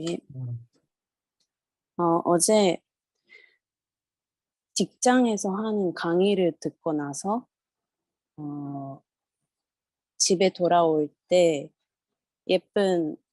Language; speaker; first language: Korean; non-native, fluent; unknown